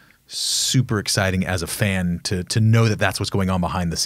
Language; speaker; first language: English; native; English